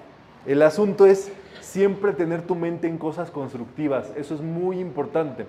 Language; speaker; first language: Spanish; native; Spanish